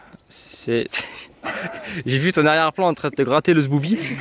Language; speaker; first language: French; native; French